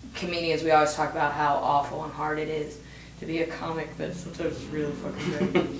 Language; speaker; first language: English; native; English